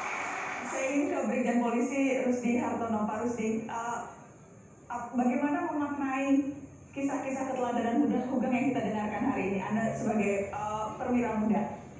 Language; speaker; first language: Indonesian; native; Indonesian